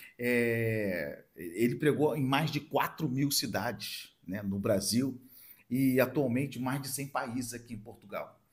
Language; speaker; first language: Portuguese; native; Portuguese